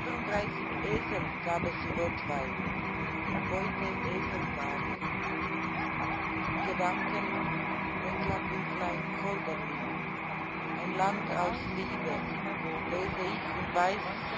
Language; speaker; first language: German; non-native, fluent; Croatian